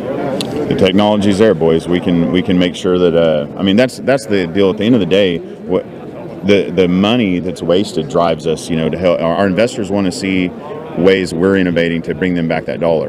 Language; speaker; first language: English; native; English